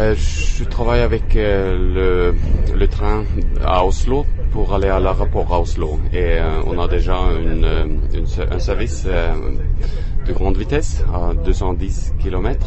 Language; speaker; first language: French; non-native, fluent; Norwegian